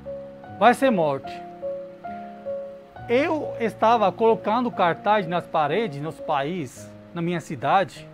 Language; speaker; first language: Portuguese; non-native, learner; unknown